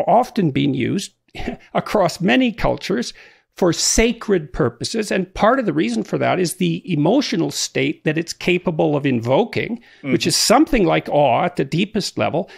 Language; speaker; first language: English; native; English